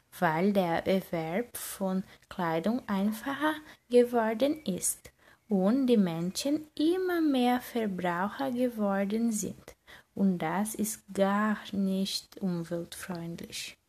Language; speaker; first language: German; non-native, learner; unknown